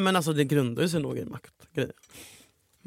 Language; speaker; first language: Swedish; native; Swedish